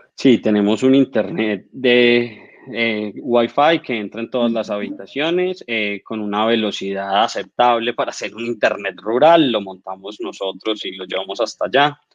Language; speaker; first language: Spanish; native; Spanish